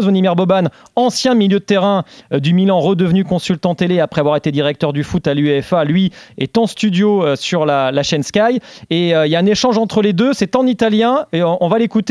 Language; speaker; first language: French; native; French